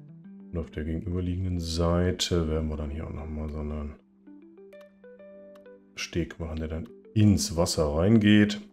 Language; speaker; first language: German; native; German